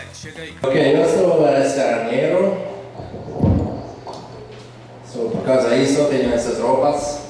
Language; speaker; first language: Portuguese; non-native, learner; English